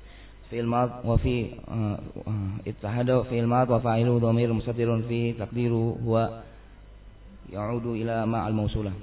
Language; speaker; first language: Arabic; non-native, learner; Indonesian